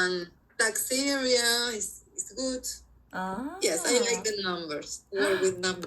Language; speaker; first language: English; non-native, learner; Spanish